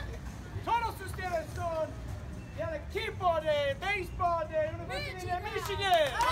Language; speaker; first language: Spanish; non-native, learner; English